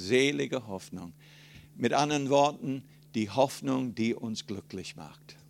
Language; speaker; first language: German; non-native, fluent; English